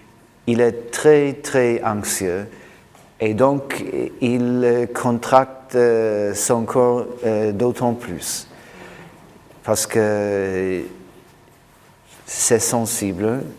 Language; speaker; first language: French; non-native, fluent; English